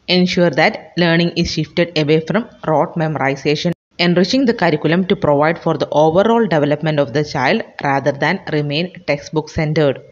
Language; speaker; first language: English; non-native, local second language; Malayalam